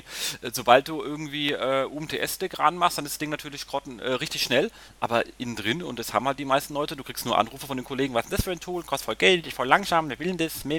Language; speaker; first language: German; native; German